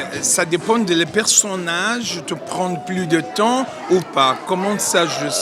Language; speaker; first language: French; non-native, learner; Portuguese